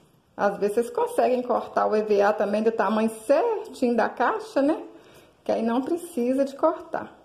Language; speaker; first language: Portuguese; native; Portuguese